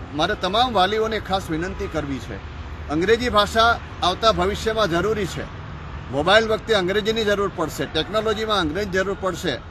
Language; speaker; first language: Gujarati; native; Gujarati